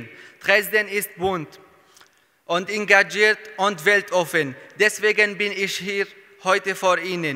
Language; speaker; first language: German; non-native, fluent; Arabic